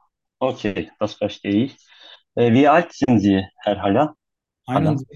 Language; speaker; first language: German; non-native, learner; Turkish